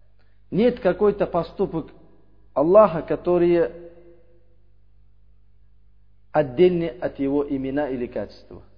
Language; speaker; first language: Russian; non-native, learner; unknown